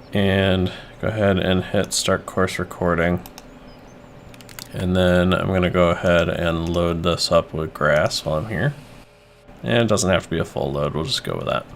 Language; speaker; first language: English; native; English